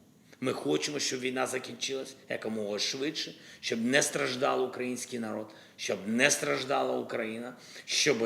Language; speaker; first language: Ukrainian; non-native, local second language; Russian